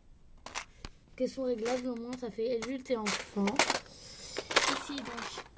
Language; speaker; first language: French; native; French